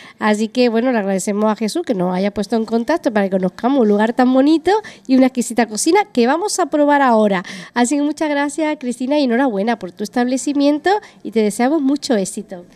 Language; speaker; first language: Spanish; native; Spanish